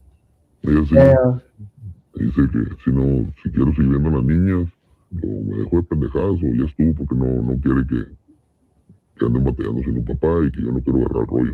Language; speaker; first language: Spanish; native; Spanish